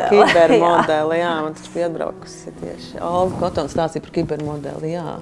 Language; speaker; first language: Latvian; native; Latvian